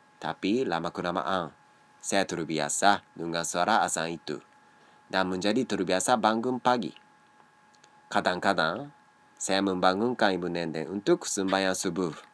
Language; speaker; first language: Indonesian; non-native, learner; Japanese